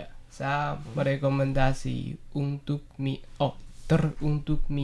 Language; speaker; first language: Indonesian; non-native, learner; Chinese